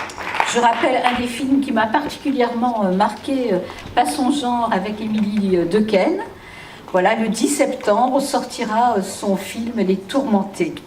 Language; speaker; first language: French; native; French